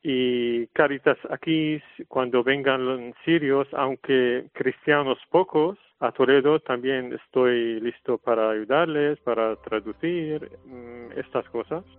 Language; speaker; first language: Spanish; non-native, learner; Arabic